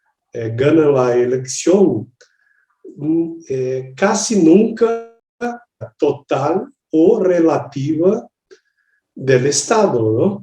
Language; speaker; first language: Spanish; non-native, learner; Portuguese